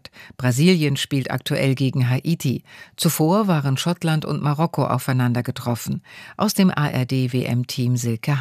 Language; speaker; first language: German; native; German